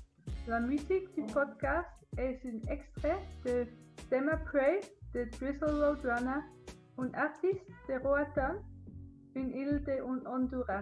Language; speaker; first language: French; non-native, fluent; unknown